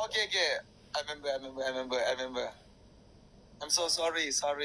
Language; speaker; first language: English; non-native, learner; Thai